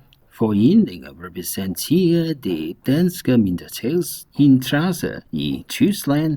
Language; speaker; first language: Danish; non-native, learner; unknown